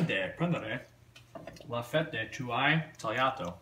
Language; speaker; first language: Italian; non-native, learner; English